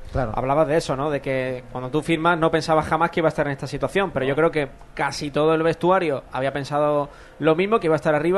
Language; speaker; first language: Spanish; native; Spanish